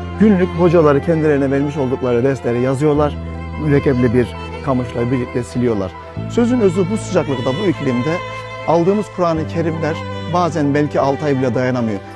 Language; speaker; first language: Turkish; native; Turkish